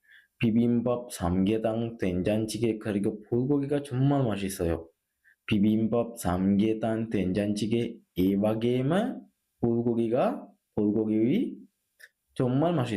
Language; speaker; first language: Korean; non-native, fluent; Sinhala